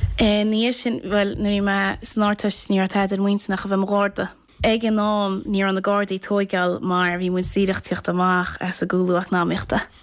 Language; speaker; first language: Irish; native; Irish